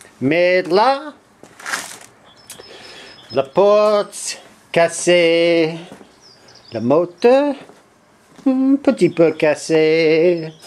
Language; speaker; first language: French; non-native, learner; English